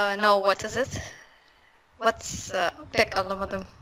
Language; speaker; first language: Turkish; non-native, learner; Arabic